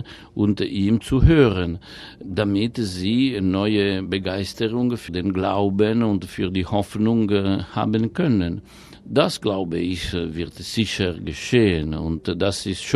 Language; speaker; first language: German; non-native, fluent; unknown